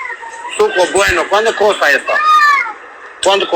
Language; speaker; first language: Spanish; non-native, learner; Albanian